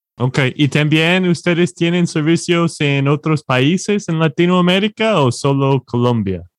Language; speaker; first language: Spanish; non-native, fluent; English